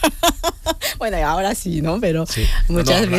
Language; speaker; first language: Spanish; non-native, fluent; Japanese